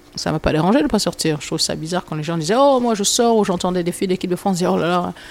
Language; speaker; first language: French; native; French